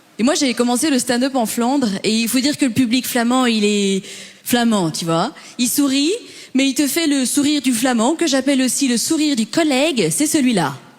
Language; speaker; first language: French; early bilingual, other home language; Persian